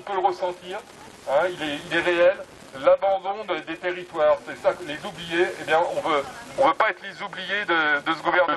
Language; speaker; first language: French; native; French